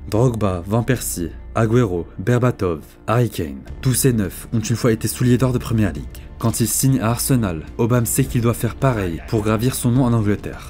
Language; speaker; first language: French; native; French